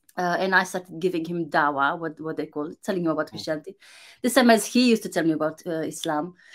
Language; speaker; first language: English; non-native, fluent; Romanian